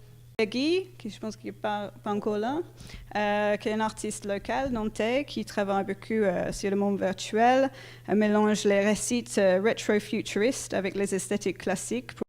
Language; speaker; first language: French; non-native, fluent; English